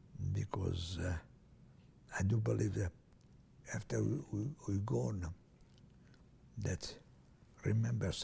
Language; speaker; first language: English; non-native, fluent; Romanian